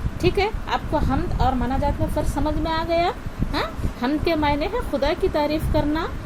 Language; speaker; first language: Urdu; native; Urdu